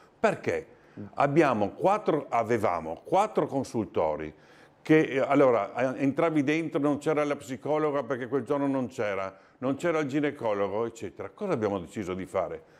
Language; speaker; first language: Italian; native; Italian